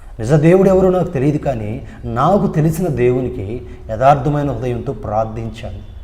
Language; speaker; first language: Telugu; non-native, local second language; Urdu